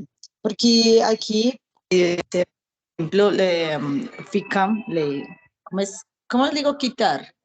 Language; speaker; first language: Portuguese; non-native, learner; Spanish